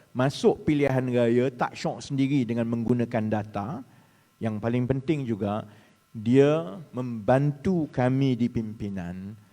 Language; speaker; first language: Malay; native; Malay